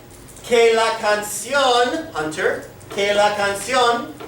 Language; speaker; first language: Spanish; non-native, fluent; English